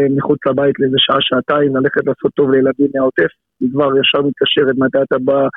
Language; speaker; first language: Hebrew; native; Hebrew